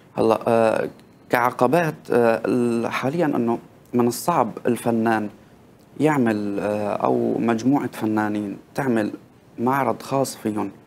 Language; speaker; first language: Arabic; native; Arabic